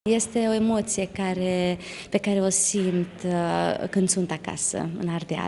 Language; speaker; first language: Romanian; non-native, local second language; Hungarian